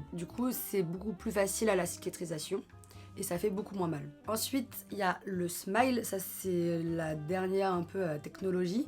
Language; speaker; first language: French; native; French